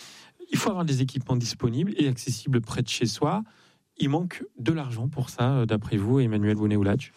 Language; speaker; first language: French; native; French